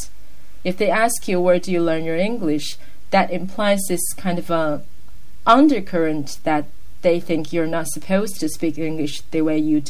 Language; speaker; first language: English; non-native, fluent; Chinese